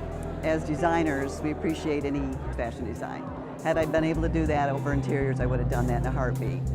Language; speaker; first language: English; native; English